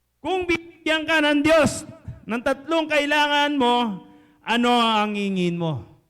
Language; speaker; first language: Filipino; non-native, local second language; Pampanga